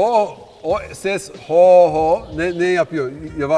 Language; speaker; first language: Turkish; non-native, learner; English